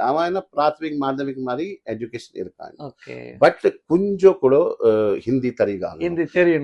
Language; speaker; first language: Tamil; non-native, fluent; Hindi